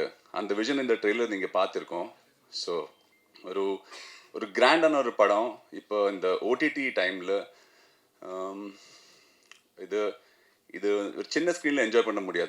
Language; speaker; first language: Tamil; non-native, learner; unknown